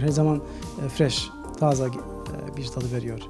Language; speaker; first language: Turkish; non-native, learner; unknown